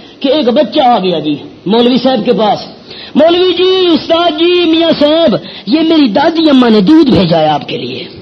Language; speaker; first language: Urdu; non-native, local second language; Pashto